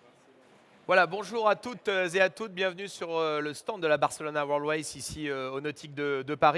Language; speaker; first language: French; native; French